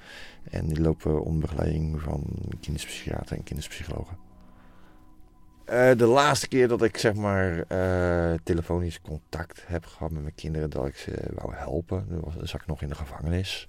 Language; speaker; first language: Dutch; native; Dutch